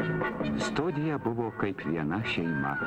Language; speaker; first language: Lithuanian; native; Lithuanian